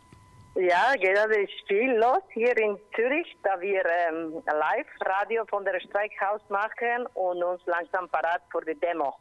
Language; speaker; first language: German; non-native, learner; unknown